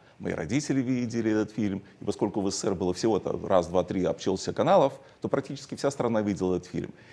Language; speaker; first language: Russian; native; Russian